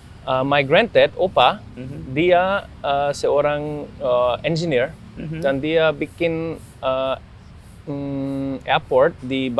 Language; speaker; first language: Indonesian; non-native, fluent; German